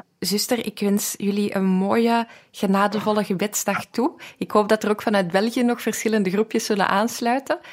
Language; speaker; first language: Dutch; native; Dutch